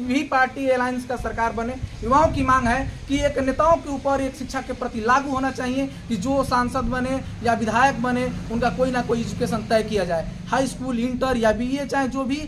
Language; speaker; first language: Hindi; native; Hindi